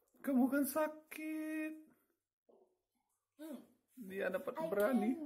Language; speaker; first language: Indonesian; non-native, learner; Dutch